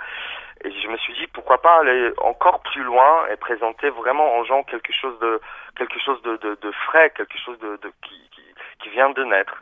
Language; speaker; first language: French; early bilingual, other home language; Polish